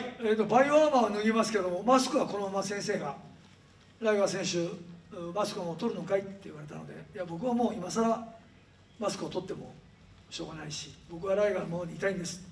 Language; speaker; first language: Japanese; native; Japanese